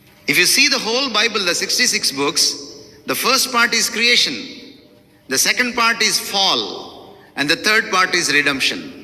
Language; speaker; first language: English; non-native, local second language; Telugu